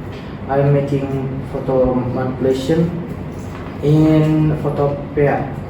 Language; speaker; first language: English; non-native, learner; Indonesian